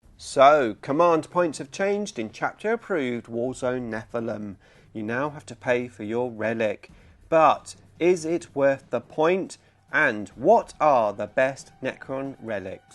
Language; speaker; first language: English; native; English